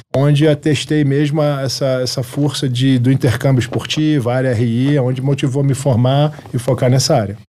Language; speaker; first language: Portuguese; early bilingual, other home language; Arabic